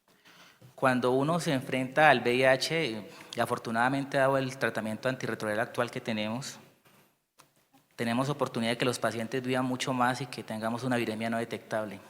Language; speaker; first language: Spanish; native; Spanish